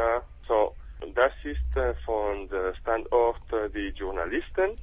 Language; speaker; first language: German; non-native, learner; Spanish